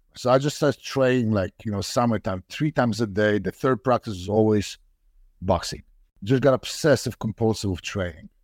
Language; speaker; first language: English; non-native, fluent; Polish